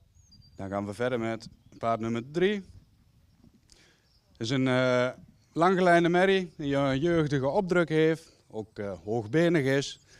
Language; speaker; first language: Dutch; native; Dutch